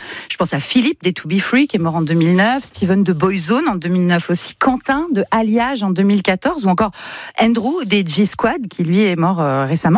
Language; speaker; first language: French; native; French